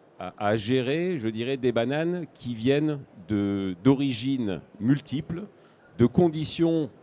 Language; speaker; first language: French; native; French